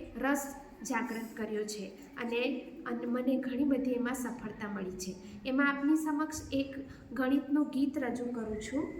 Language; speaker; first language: Gujarati; native; Gujarati